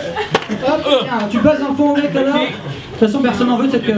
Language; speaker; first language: French; native; French